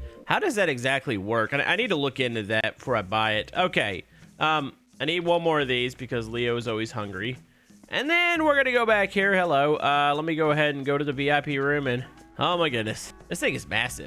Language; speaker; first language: English; native; English